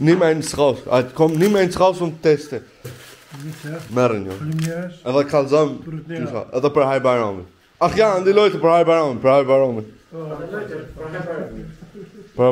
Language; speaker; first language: German; early bilingual, other home language; Albanian